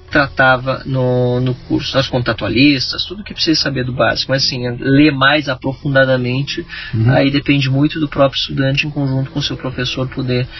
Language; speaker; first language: Portuguese; native; Portuguese